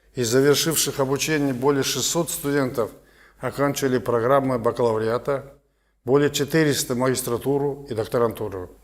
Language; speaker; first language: Russian; non-native, local second language; Kazakh